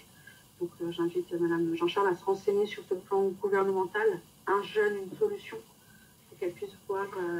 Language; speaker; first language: French; native; French